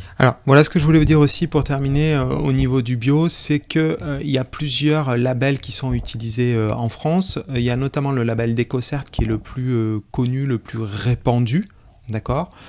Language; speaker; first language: French; native; French